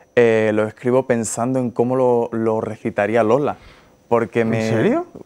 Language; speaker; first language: Spanish; native; Spanish